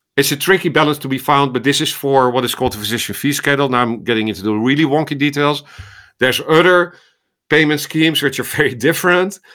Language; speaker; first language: English; non-native, fluent; Dutch